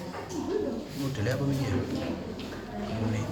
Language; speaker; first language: Indonesian; native; Indonesian